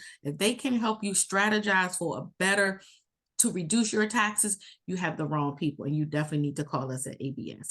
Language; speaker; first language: English; native; English